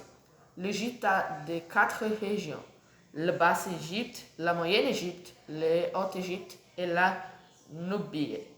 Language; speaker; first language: French; non-native, learner; Portuguese